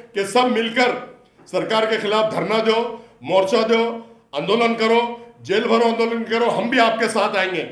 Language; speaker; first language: Hindi; non-native, local second language; Urdu